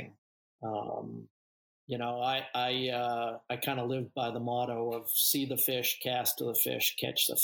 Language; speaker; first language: English; native; English